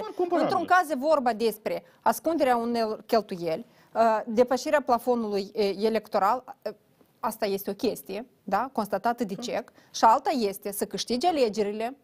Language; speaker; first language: Romanian; native; Romanian